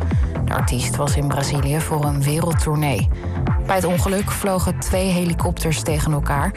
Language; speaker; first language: Dutch; native; Dutch